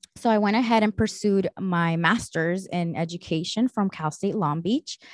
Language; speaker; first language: English; early bilingual, other home language; Spanish